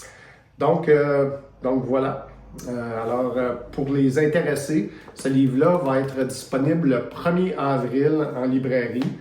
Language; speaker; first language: French; native; French